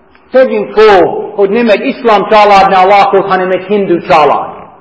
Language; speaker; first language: Hungarian; non-native, fluent; English